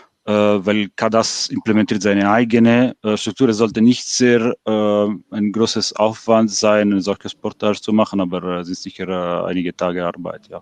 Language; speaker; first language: German; non-native, fluent; French